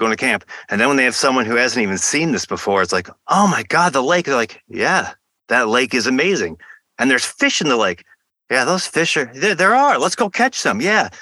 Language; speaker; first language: English; native; English